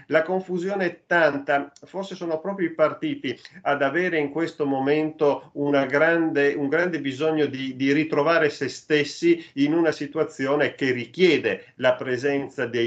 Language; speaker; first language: Italian; native; Italian